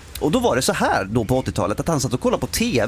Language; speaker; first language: Swedish; native; Swedish